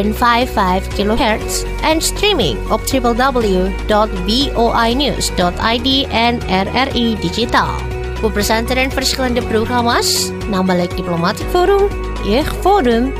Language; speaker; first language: Dutch; non-native, learner; Indonesian